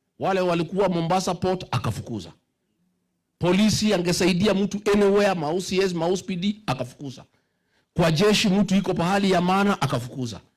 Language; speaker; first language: Swahili; non-native, local second language; Kikuyu